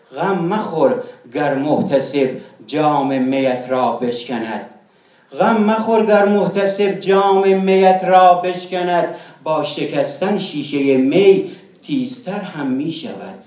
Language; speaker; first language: Persian; non-native, local second language; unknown